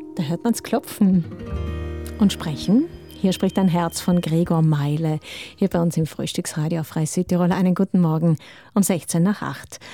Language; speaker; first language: German; native; German